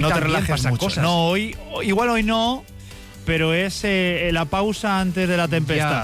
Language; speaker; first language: Spanish; native; Spanish